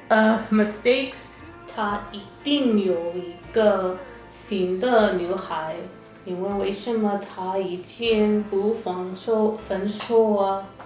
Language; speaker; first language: Chinese; non-native, learner; English